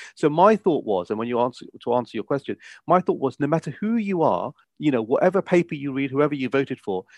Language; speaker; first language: English; native; English